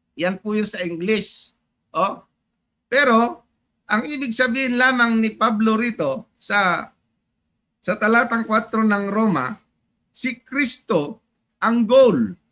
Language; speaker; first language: Filipino; native; Filipino